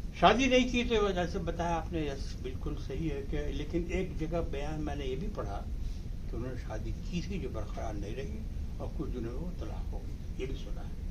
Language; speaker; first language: Urdu; native; Urdu